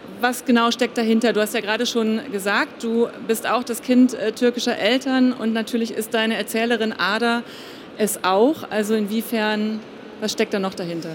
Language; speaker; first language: German; native; German